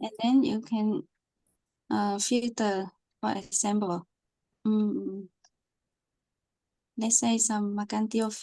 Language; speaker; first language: English; non-native, fluent; Vietnamese